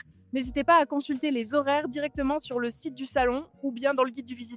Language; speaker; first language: French; native; French